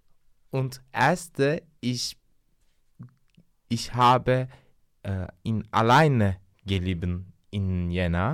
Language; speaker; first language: German; non-native, learner; Turkish